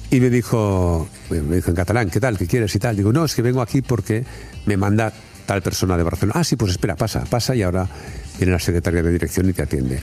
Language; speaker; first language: Spanish; native; Spanish